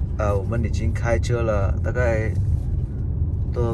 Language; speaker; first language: Chinese; non-native, fluent; Vietnamese